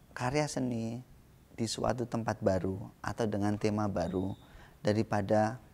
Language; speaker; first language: Indonesian; native; Indonesian